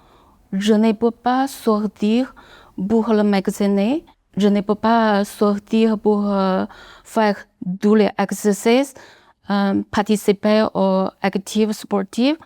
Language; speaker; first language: French; non-native, learner; Chinese